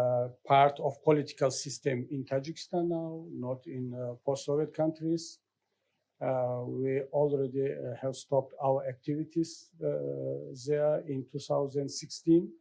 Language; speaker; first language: English; non-native, learner; Tajik